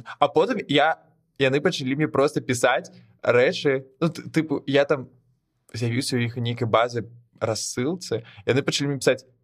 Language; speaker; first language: Belarusian; non-native, local second language; Russian